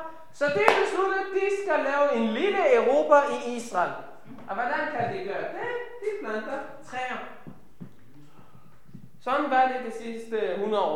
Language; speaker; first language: Danish; non-native, fluent; Hebrew